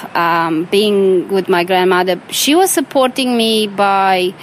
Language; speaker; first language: English; non-native, fluent; Romanian